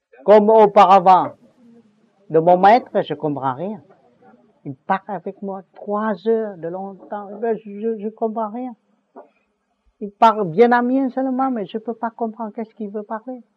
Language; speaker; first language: French; non-native, learner; Vietnamese